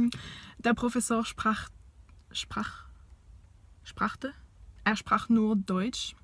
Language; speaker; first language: German; non-native, fluent; French